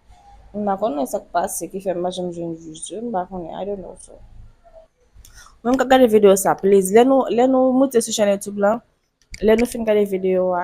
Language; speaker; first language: French; non-native, local second language; Haitian Creole